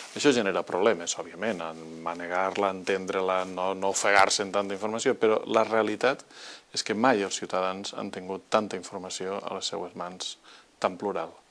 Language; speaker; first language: Catalan; native; Catalan